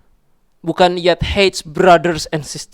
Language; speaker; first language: English; non-native, local second language; Indonesian